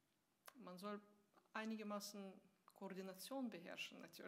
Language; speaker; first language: German; non-native, fluent; Russian